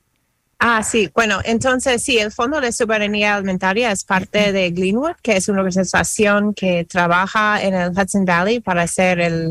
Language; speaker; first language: Spanish; non-native, fluent; English